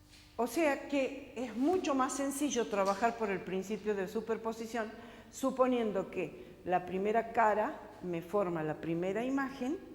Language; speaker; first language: Spanish; native; Spanish